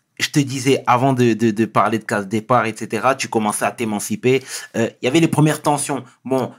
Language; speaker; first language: French; early bilingual, other home language; Wolof